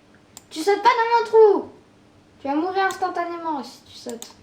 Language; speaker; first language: French; native; French